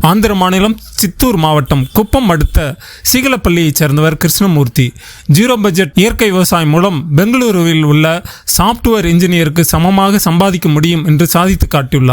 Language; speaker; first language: Tamil; native; Tamil